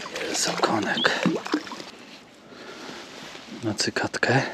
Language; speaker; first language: Polish; native; Polish